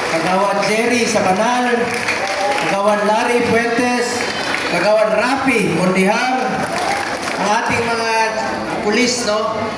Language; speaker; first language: Filipino; non-native, local second language; Cebuano